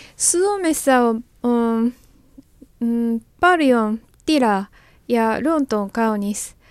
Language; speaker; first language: Finnish; non-native, learner; Japanese